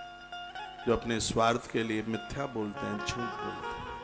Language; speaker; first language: Hindi; native; Hindi